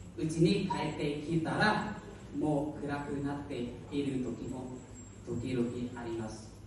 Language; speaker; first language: Japanese; non-native, learner; Hmong